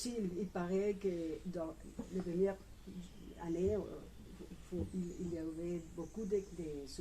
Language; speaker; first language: French; non-native, fluent; Spanish